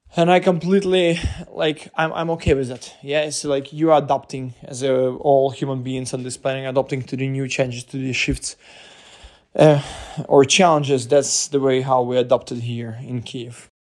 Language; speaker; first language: English; non-native, fluent; Ukrainian